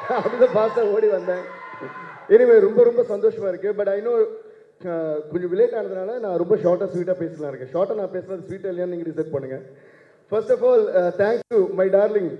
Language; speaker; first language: Tamil; non-native, local second language; Telugu